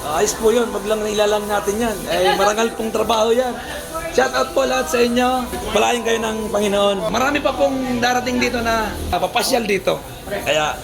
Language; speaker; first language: Filipino; non-native, local second language; Bikol